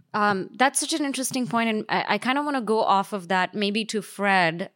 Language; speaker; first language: English; native; English